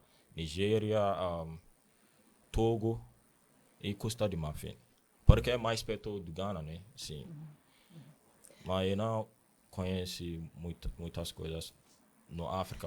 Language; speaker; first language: Portuguese; non-native, learner; Akan